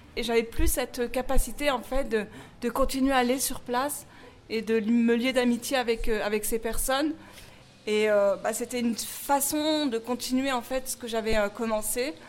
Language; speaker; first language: French; native; French